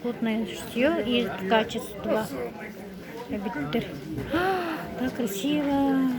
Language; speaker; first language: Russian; non-native, local second language; Yakut